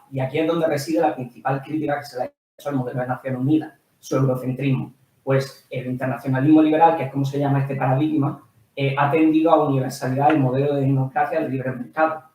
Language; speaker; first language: Spanish; native; Spanish